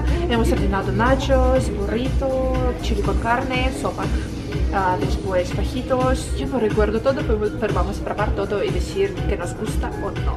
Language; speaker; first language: Spanish; non-native, learner; Russian